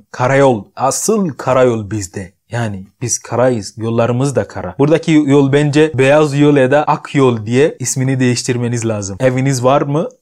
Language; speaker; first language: Turkish; non-native, fluent; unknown